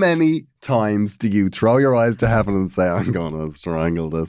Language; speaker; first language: English; native; English